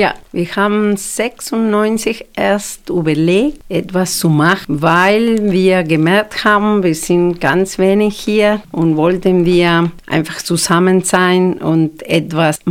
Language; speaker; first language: German; non-native, fluent; Spanish